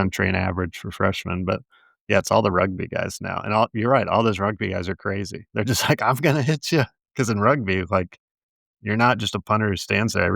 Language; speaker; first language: English; native; English